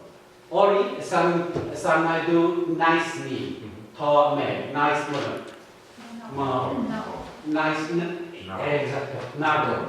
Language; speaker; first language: Basque; non-native, learner; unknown